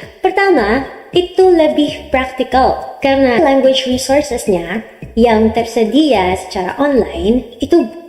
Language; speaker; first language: Indonesian; non-native, learner; Filipino